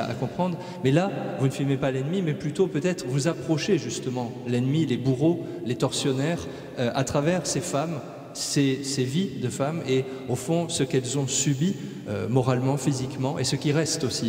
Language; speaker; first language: French; native; French